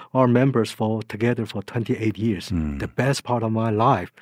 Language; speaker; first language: English; non-native, fluent; Chinese